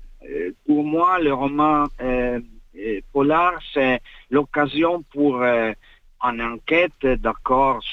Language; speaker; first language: French; non-native, fluent; Italian